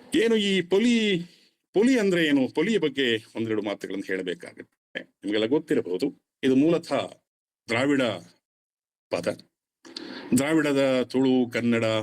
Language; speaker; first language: Kannada; non-native, local second language; Tulu